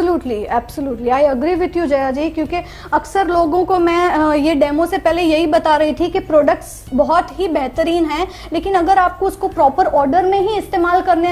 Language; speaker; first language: Hindi; native; Hindi